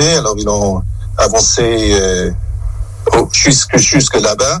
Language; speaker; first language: French; non-native, local second language; German